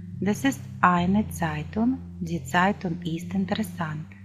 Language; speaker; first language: German; non-native, fluent; Ukrainian